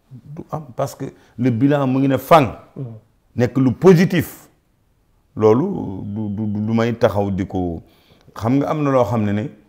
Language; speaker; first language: Wolof; non-native, local second language; Fula